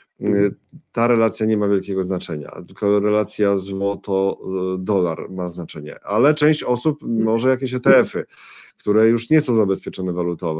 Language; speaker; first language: Polish; native; Polish